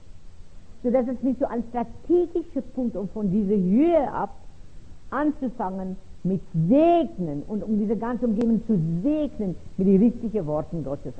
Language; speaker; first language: German; non-native, fluent; Afrikaans